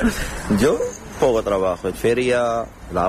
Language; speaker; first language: Spanish; non-native, learner; Arabic